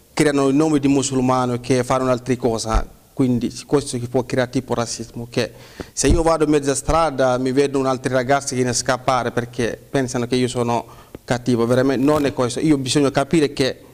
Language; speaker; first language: Italian; non-native, fluent; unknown